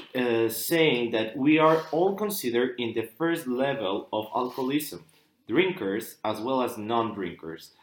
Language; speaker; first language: English; non-native, fluent; Spanish